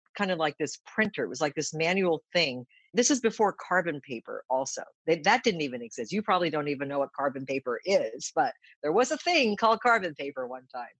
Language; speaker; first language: English; early bilingual, other home language; Japanese